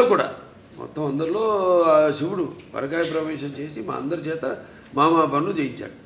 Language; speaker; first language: Telugu; native; Telugu